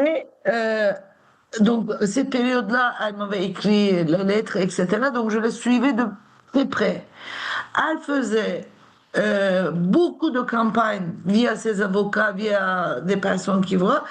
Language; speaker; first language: French; non-native, fluent; Turkish